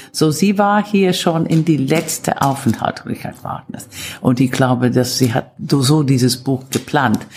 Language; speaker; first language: German; non-native, fluent; Italian